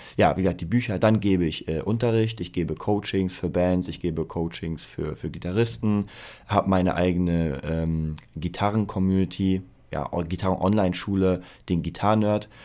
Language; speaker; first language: German; early bilingual, other home language; Polish